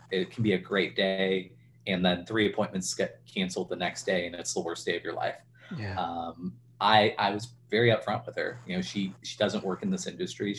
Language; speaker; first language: English; native; English